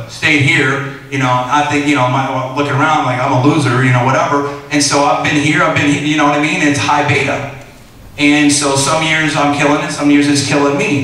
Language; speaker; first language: English; native; English